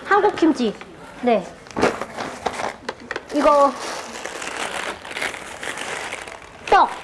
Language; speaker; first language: Korean; non-native, local second language; Lao